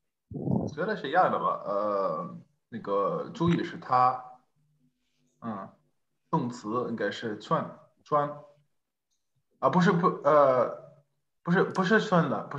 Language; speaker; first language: Chinese; non-native, fluent; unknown